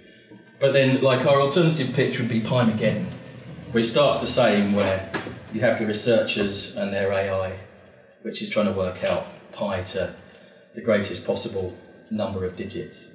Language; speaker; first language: English; native; English